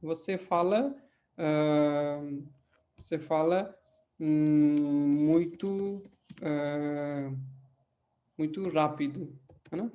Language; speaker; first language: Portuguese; non-native, fluent; Hindi